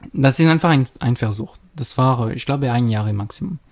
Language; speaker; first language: German; non-native, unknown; French